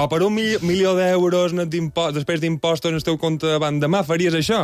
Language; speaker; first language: Catalan; native; Catalan